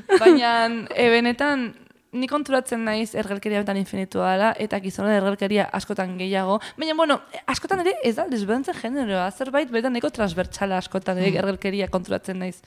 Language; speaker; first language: Basque; early bilingual, heritage; Basque